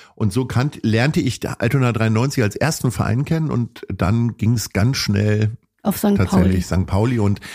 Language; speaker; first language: German; native; German